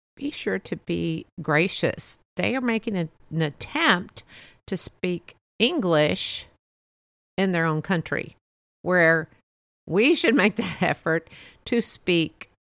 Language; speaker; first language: English; early bilingual, other home language; Spanish